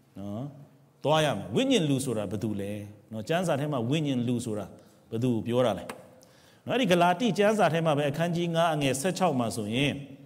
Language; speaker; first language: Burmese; non-native, local second language; Kachin